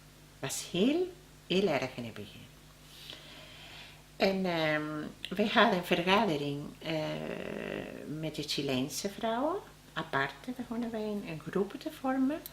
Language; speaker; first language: Dutch; non-native, learner; Spanish